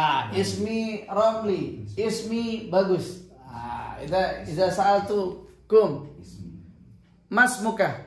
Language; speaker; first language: Arabic; non-native, fluent; Indonesian